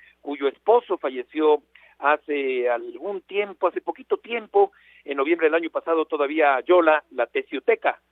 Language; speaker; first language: Spanish; native; Spanish